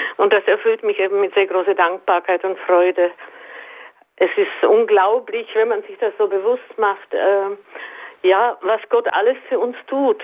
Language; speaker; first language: German; non-native, fluent; Czech